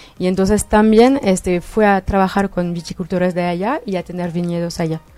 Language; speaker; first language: Spanish; non-native, fluent; French